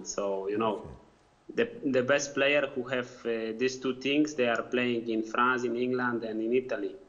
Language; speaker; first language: English; non-native, fluent; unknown